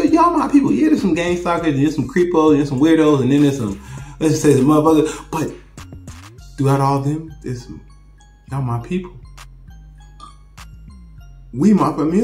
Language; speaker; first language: English; native; English